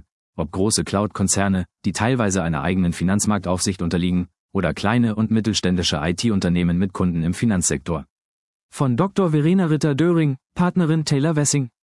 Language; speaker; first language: German; native; German